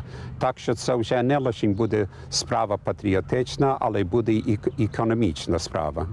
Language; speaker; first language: Ukrainian; early bilingual, heritage; English